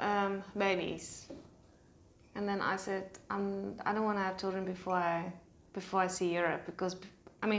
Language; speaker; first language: English; non-native, local second language; Afrikaans